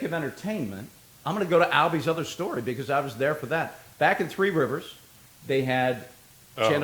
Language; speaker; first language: English; native; English